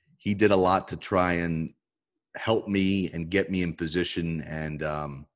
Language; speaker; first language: English; native; English